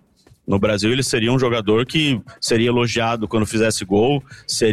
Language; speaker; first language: Portuguese; native; Portuguese